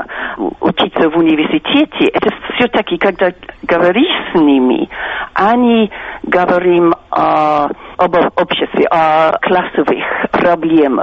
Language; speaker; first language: Russian; non-native, fluent; English